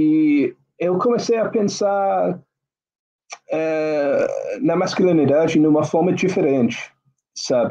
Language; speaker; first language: Portuguese; non-native, fluent; English